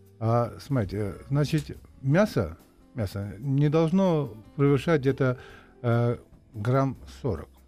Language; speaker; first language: Russian; non-native, local second language; Uzbek